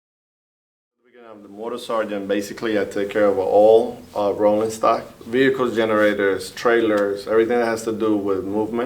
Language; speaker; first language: English; early bilingual, other home language; Spanish